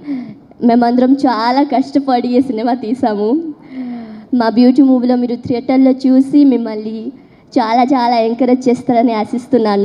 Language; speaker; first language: Telugu; early bilingual, heritage; Telugu